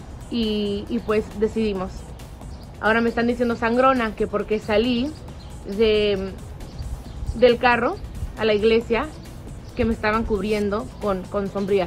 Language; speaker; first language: Spanish; early bilingual, heritage; Spanish